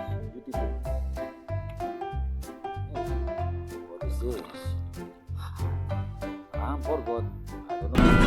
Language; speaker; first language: English; non-native, learner; Indonesian